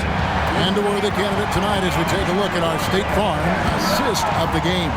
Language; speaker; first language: English; native; English